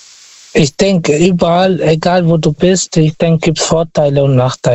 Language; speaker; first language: German; non-native, learner; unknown